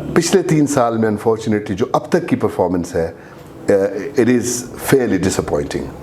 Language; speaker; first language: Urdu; non-native, local second language; Saraiki